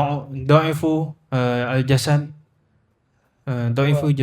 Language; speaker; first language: Arabic; non-native, learner; Indonesian